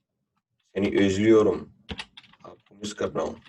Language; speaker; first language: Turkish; non-native, fluent; Urdu